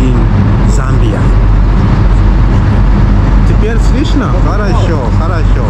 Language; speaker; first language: Russian; non-native, learner; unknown